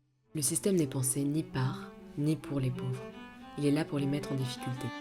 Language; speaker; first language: French; native; French